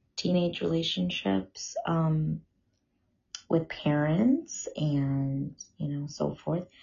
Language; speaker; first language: English; early bilingual, other home language; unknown